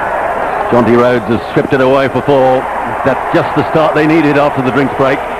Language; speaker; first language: English; native; English